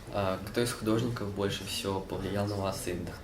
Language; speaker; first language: Russian; native; Russian